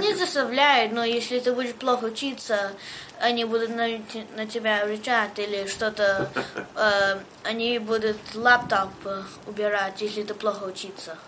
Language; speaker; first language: Russian; early bilingual, heritage; Russian